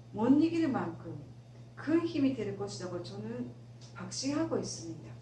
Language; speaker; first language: Korean; non-native, fluent; Japanese